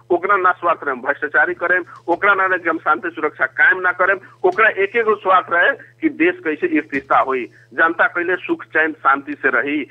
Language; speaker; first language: Bhojpuri; native; Bhojpuri